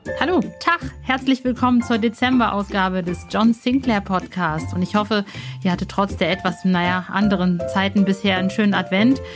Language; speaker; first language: German; native; German